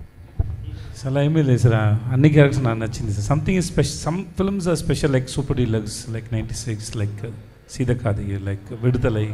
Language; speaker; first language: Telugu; non-native, learner; Tamil